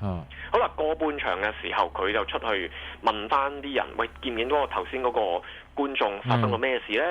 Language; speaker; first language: Cantonese; native; Cantonese